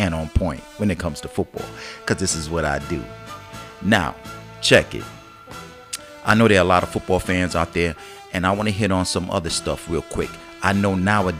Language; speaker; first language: English; native; English